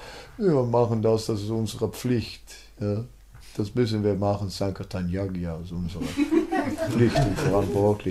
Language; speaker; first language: German; non-native, fluent; Dutch